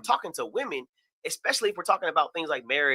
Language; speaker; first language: English; native; English